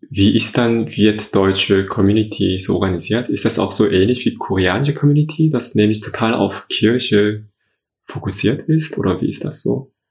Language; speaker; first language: German; non-native, fluent; Korean